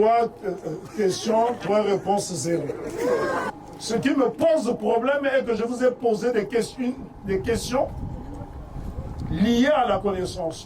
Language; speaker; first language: French; non-native, local second language; Kongo